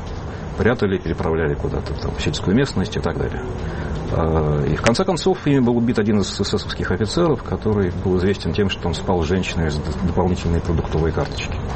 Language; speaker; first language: Russian; native; Russian